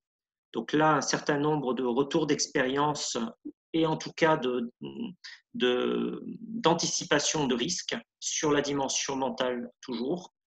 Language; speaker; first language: French; native; French